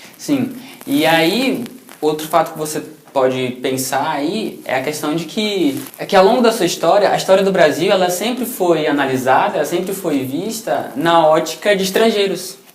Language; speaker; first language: Portuguese; native; Portuguese